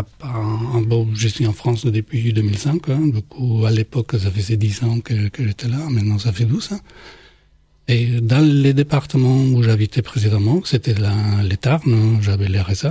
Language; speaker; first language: French; non-native, fluent; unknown